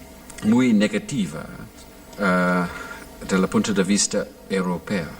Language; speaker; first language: Spanish; non-native, fluent; English